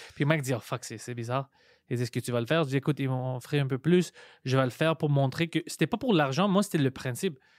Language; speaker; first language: French; non-native, local second language; Greek